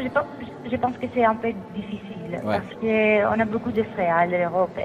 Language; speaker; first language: French; non-native, fluent; Greek